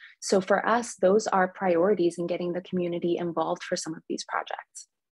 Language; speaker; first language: English; early bilingual, other home language; Spanish